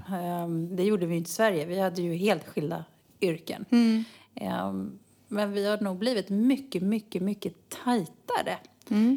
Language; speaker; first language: Swedish; native; Swedish